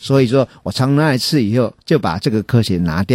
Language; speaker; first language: Chinese; native; Chinese